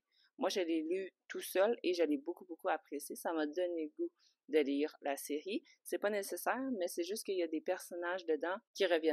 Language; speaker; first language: French; native; French